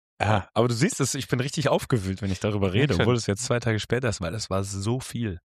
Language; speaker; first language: German; native; German